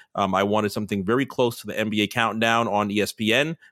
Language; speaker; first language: English; native; English